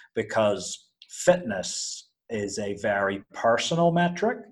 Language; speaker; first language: English; native; English